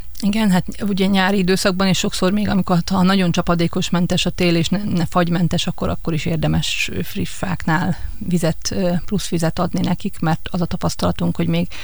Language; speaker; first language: Hungarian; native; Hungarian